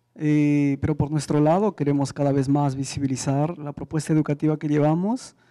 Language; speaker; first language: Spanish; native; Spanish